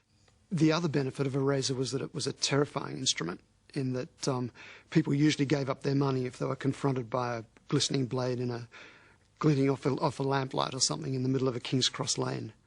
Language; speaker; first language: English; native; English